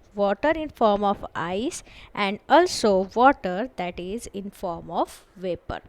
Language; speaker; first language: English; non-native, local second language; Marathi